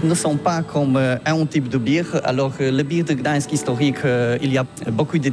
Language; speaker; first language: French; non-native, learner; Polish